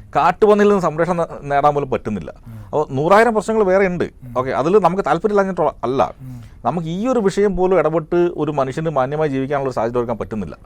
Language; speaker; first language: Malayalam; native; Malayalam